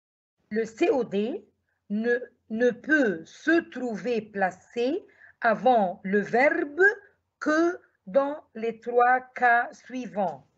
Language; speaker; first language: French; non-native, fluent; Arabic